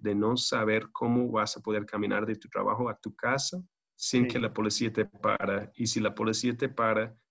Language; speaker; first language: Spanish; non-native, fluent; English